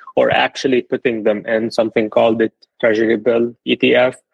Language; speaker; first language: English; non-native, fluent; Arabic